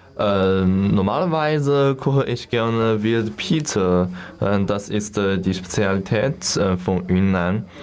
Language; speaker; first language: German; non-native, learner; Chinese